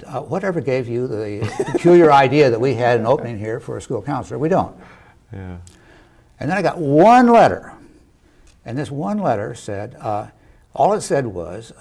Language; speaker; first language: English; native; English